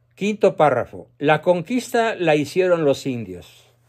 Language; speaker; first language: Spanish; native; Spanish